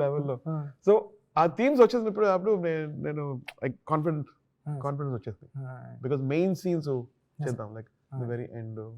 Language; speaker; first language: Telugu; non-native, local second language; Tamil